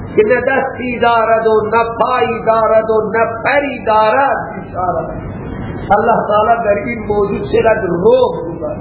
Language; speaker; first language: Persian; non-native, local second language; Baluchi